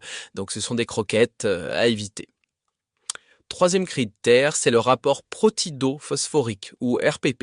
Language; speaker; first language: French; native; French